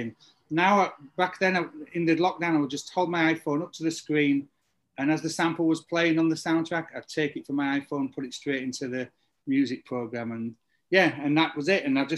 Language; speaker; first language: English; native; English